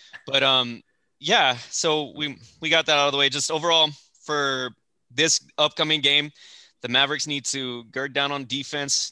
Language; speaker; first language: English; early bilingual, other home language; Spanish